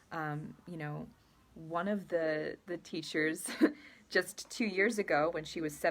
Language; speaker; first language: English; native; English